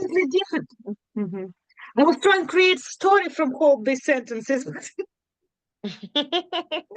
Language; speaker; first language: English; non-native, learner; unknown